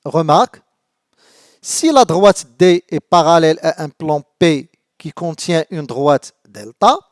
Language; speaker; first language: French; non-native, local second language; Arabic